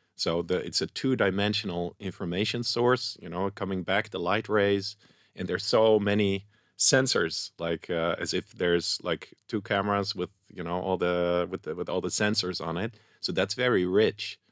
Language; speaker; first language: English; non-native, fluent; Dutch